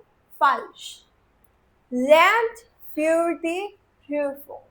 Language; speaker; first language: German; non-native, fluent; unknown